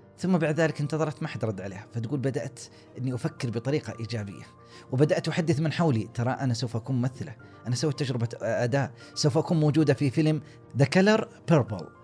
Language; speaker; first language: Arabic; native; Arabic